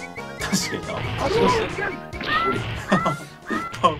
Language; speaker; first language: Japanese; native; Japanese